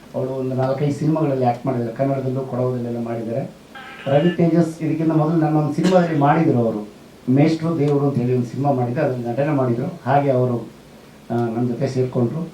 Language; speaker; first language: Kannada; non-native, local second language; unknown